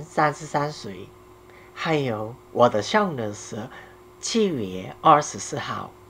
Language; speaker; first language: Chinese; non-native, learner; Korean